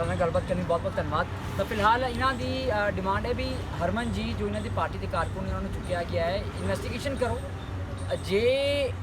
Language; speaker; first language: Hindi; non-native, local second language; Punjabi